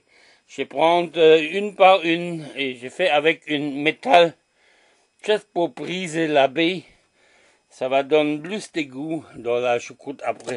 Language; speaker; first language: French; non-native, learner; German